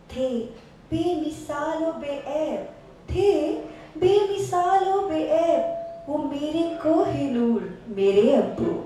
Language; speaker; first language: Urdu; non-native, local second language; Saraiki